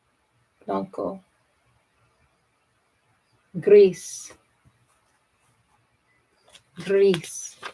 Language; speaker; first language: Spanish; non-native, learner; English